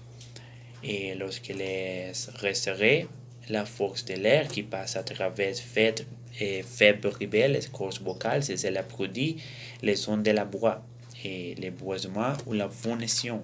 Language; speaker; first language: French; non-native, learner; Spanish